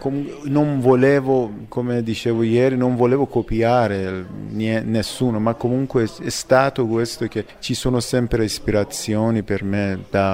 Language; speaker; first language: Italian; non-native, fluent; Persian